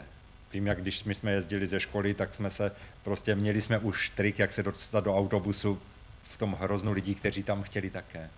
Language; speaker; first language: Czech; native; Czech